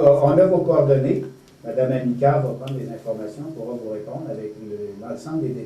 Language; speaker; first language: French; native; French